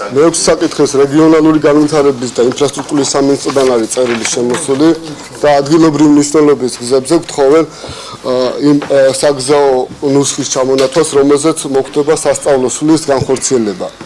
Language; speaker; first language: Georgian; native; Georgian